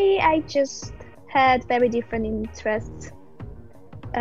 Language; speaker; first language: English; non-native, fluent; Italian